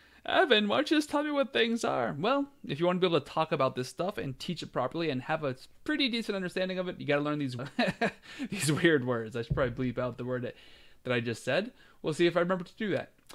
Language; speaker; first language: English; native; English